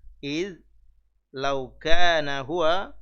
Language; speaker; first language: Arabic; non-native, fluent; Indonesian